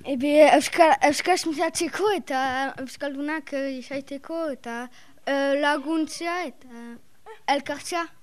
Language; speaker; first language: Basque; non-native, local second language; French